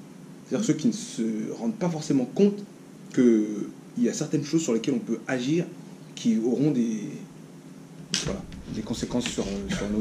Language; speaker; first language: French; native; French